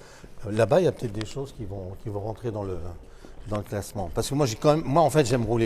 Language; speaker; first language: French; native; French